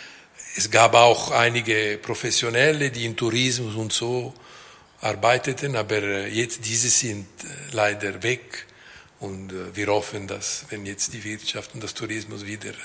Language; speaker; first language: German; non-native, local second language; French